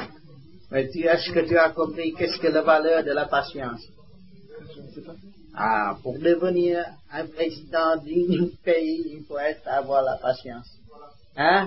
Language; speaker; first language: French; non-native, learner; Vietnamese